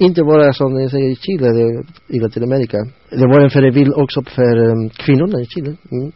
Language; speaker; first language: Swedish; non-native, learner; Spanish